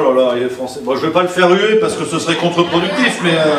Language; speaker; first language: French; native; French